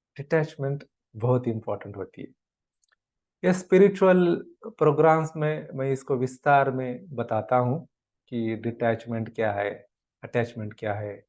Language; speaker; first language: Hindi; non-native, local second language; Marathi